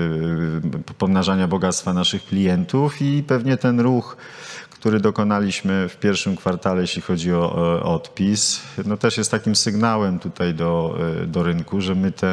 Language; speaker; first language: Polish; native; Polish